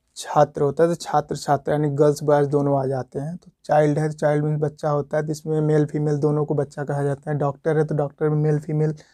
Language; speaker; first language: Hindi; native; Hindi